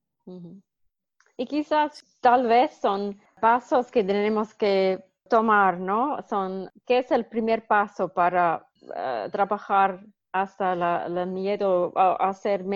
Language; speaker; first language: Spanish; non-native, learner; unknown